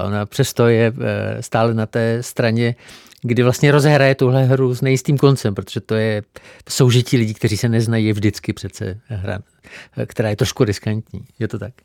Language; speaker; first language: Czech; native; Czech